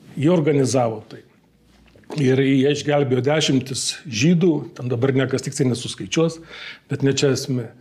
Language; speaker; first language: Lithuanian; native; Lithuanian